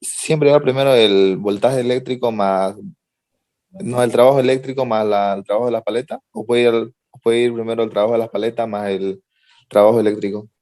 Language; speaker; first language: Spanish; native; Spanish